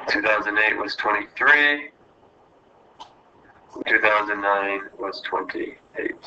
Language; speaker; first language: English; native; English